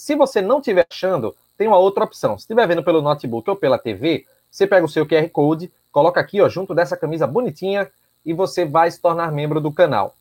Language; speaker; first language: Portuguese; native; Portuguese